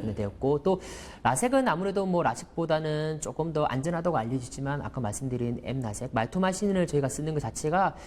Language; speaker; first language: Korean; native; Korean